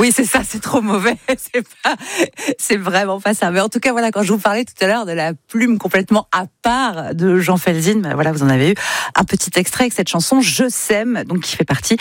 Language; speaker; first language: French; native; French